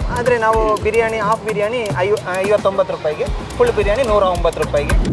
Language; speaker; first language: Kannada; non-native, local second language; Malayalam